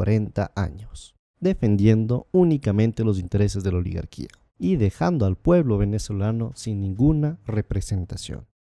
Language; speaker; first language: Spanish; native; Spanish